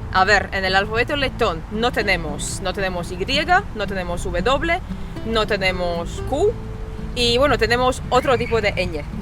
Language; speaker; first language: Spanish; non-native, fluent; Latvian